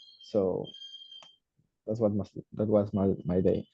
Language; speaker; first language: English; non-native, learner; Spanish